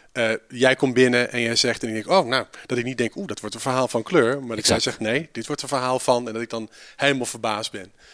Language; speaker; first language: Dutch; native; Dutch